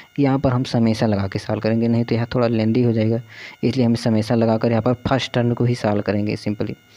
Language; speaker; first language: Hindi; native; Hindi